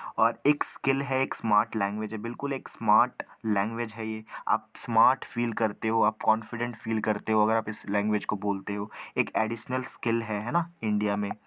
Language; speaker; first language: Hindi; native; Hindi